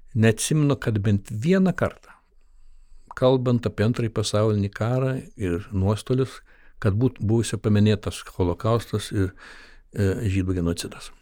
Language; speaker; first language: Lithuanian; early bilingual, heritage; Lithuanian